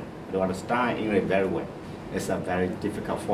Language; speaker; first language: English; non-native, learner; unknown